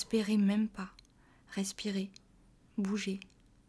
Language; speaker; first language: French; native; French